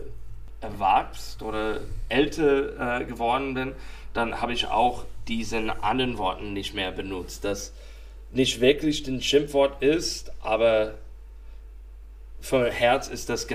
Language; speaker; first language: German; non-native, fluent; English